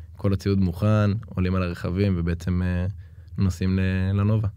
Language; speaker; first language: Hebrew; native; Hebrew